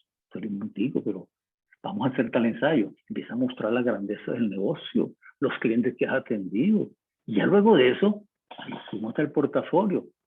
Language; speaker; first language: Spanish; native; Spanish